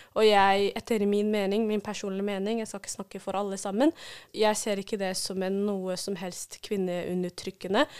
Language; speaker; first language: Norwegian; early bilingual, other home language; Somali